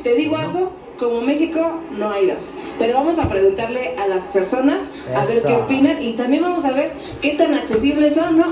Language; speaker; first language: Spanish; native; Spanish